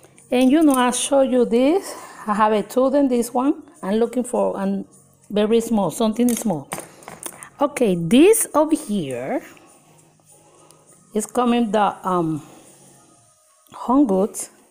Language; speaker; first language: English; non-native, learner; Spanish